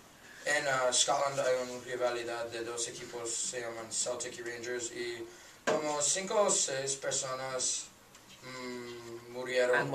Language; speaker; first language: Spanish; non-native, learner; English